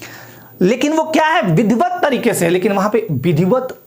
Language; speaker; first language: Hindi; native; Hindi